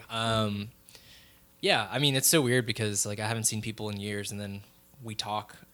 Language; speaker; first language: English; early bilingual, other home language; Filipino